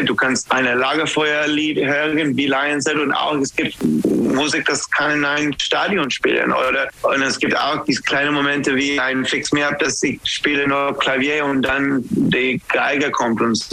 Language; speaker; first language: German; non-native, fluent; English